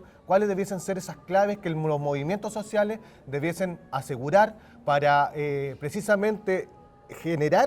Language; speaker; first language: Spanish; native; Spanish